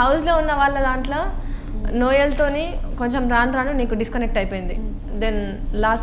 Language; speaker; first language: Telugu; native; Telugu